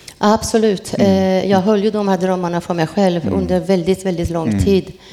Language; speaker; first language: Swedish; non-native, fluent; Persian